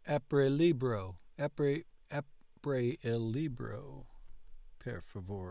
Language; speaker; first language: Italian; non-native, learner; English